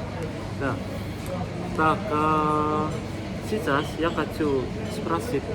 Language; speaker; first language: Russian; non-native, learner; Indonesian